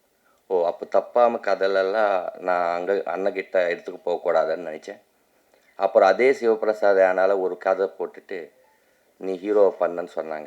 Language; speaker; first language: Tamil; non-native, learner; Telugu